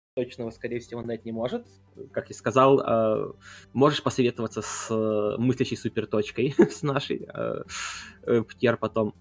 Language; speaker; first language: Russian; native; Russian